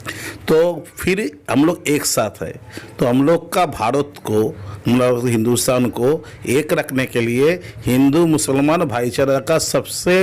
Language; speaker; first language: Hindi; non-native, local second language; Bangla